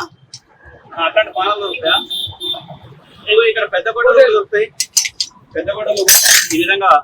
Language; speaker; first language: Telugu; native; Telugu